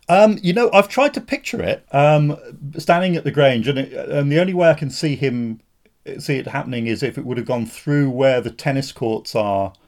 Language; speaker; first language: English; native; English